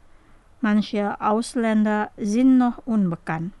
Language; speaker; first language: German; non-native, fluent; Indonesian